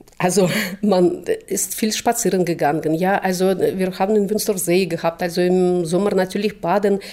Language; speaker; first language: German; non-native, fluent; Russian